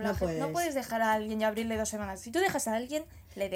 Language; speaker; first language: Spanish; native; Spanish